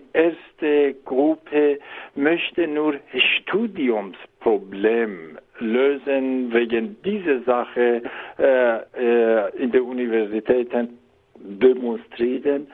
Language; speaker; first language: German; non-native, learner; Persian